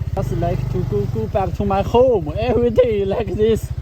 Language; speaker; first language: English; non-native, learner; Chinese